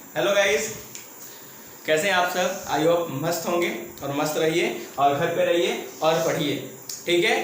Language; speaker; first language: Hindi; native; Hindi